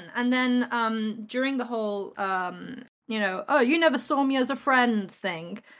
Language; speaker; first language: English; native; English